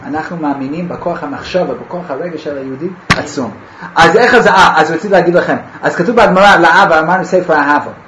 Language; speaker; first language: Hebrew; non-native, fluent; English